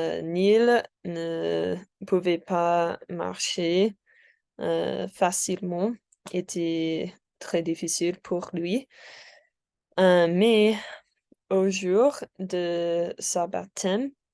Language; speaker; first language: French; non-native, learner; English